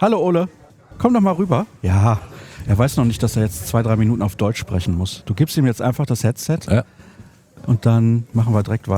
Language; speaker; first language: German; native; German